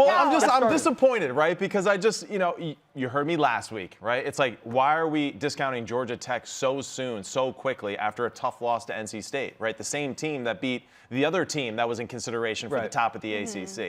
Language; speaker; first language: English; native; English